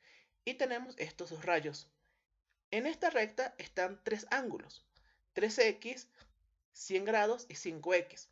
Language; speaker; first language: Spanish; native; Spanish